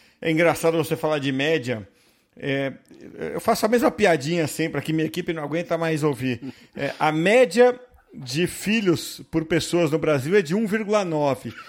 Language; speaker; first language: Portuguese; native; Portuguese